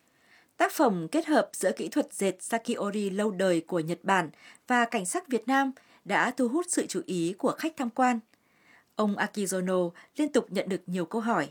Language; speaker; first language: Vietnamese; native; Vietnamese